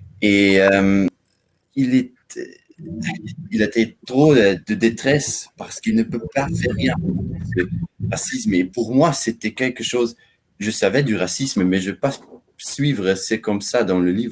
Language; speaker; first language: French; non-native, learner; German